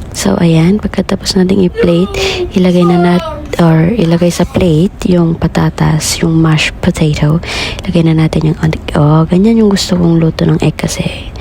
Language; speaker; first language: Filipino; non-native, local second language; Iloko